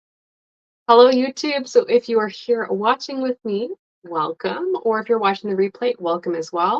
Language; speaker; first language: English; non-native, fluent; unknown